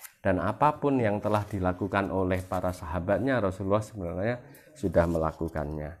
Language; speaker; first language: Indonesian; non-native, local second language; Javanese